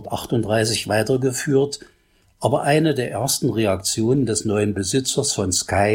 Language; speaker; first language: German; native; German